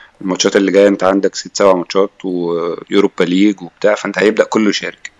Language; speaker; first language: Arabic; native; Arabic